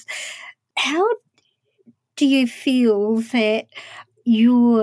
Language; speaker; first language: English; native; English